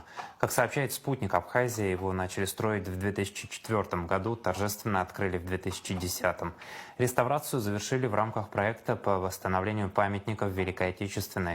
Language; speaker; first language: Russian; native; Russian